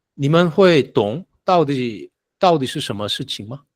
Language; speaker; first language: Chinese; non-native, fluent; Korean